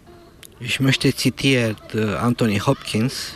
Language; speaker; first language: German; non-native, learner; Romanian